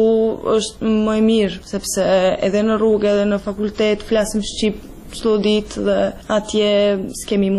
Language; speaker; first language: Albanian; non-native, fluent; Serbian